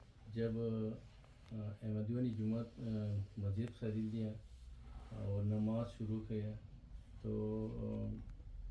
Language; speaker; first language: Hindi; non-native, fluent; Pashto